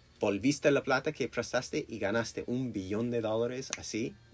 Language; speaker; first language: Spanish; non-native, learner; English